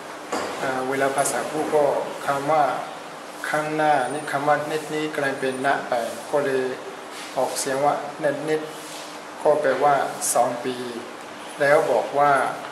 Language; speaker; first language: Thai; non-native, fluent; Burmese